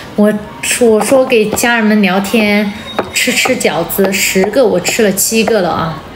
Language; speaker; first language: Chinese; non-native, local second language; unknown